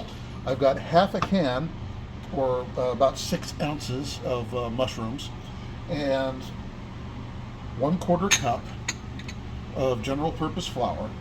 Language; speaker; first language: English; native; English